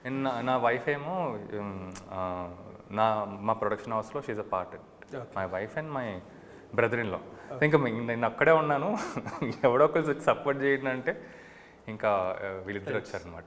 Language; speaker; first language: Telugu; native; Telugu